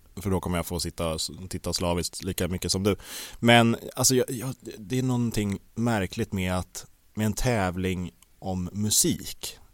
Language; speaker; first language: Swedish; native; Swedish